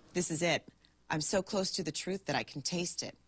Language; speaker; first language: English; native; English